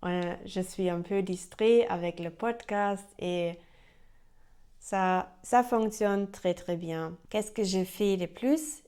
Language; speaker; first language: French; non-native, learner; German